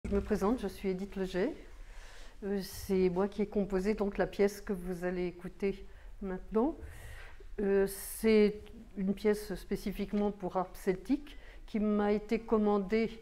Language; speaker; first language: French; native; French